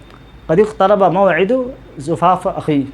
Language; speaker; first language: Arabic; non-native, fluent; Urdu